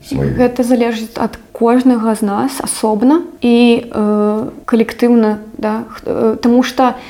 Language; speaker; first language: Belarusian; non-native, local second language; Russian